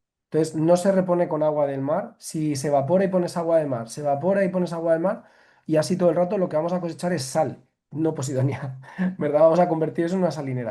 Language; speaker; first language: Spanish; native; Spanish